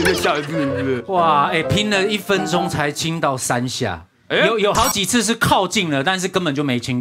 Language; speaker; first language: Chinese; native; Chinese